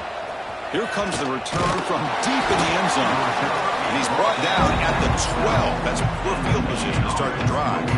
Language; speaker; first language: English; native; English